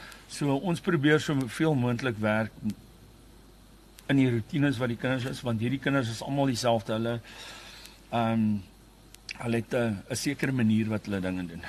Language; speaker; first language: Afrikaans; native; Afrikaans